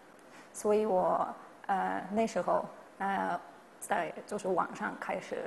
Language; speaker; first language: Chinese; non-native, fluent; Polish